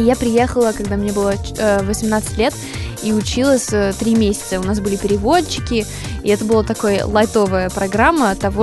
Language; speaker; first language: Russian; non-native, fluent; English